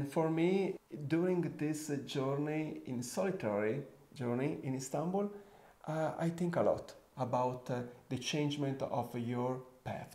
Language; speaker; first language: English; non-native, fluent; Italian